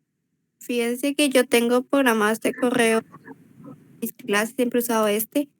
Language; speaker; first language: Spanish; native; Spanish